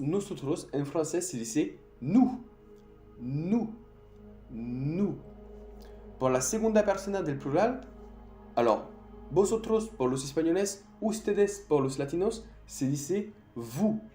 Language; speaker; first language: Spanish; non-native, fluent; French